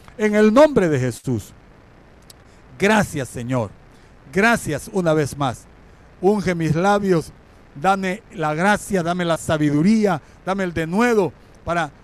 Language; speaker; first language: Spanish; native; Spanish